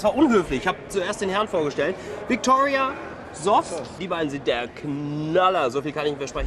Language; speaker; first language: German; native; German